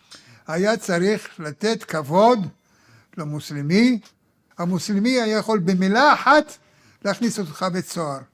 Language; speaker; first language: Hebrew; early bilingual, other home language; Arabic